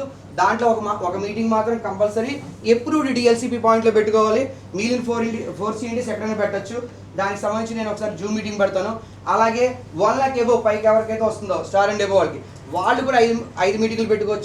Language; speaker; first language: Telugu; native; Telugu